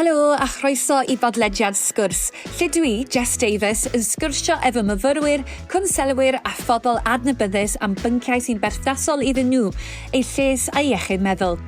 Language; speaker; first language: Welsh; native; Welsh